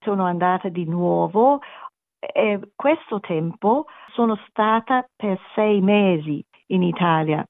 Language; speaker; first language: Italian; non-native, learner; English